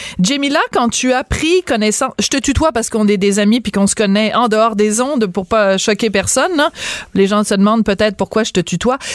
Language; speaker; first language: French; native; French